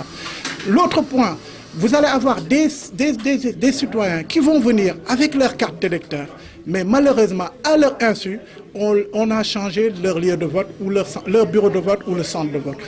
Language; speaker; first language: French; non-native, local second language; Wolof